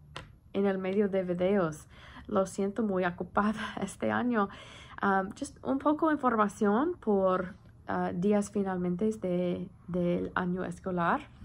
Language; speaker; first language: Spanish; non-native, learner; English